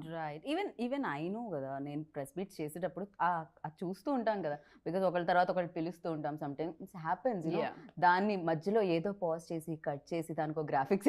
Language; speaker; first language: Telugu; native; Telugu